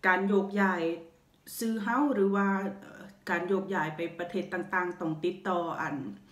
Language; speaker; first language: Thai; native; Thai